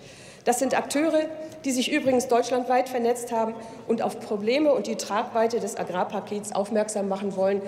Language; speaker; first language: German; native; German